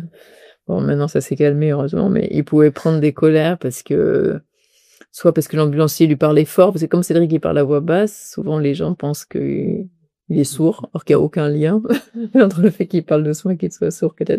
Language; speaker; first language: French; native; French